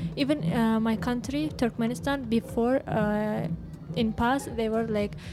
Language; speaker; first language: English; non-native, learner; Russian